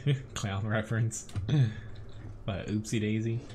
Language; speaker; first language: English; native; English